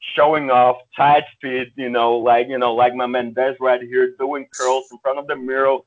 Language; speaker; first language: English; early bilingual, other home language; Russian